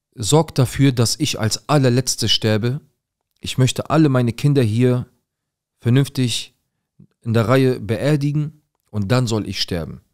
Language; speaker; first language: German; native; German